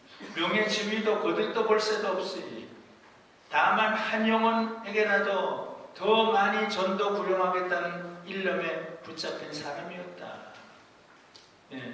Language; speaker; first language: Korean; native; Korean